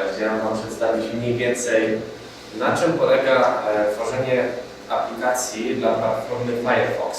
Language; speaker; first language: Polish; native; Polish